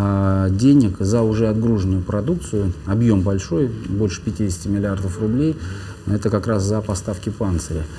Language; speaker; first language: Russian; native; Russian